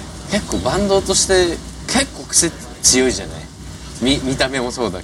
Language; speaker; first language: Japanese; native; Japanese